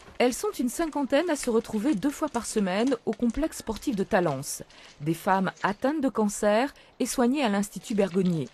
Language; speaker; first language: French; native; French